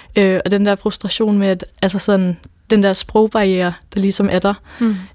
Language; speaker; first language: Danish; native; Danish